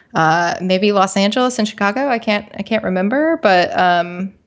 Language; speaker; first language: English; native; English